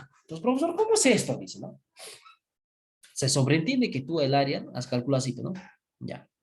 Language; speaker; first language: Spanish; native; Spanish